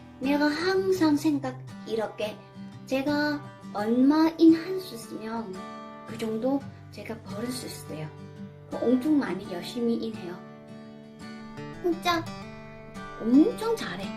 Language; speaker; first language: Korean; non-native, learner; Vietnamese